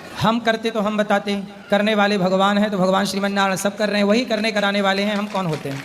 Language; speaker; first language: Hindi; native; Hindi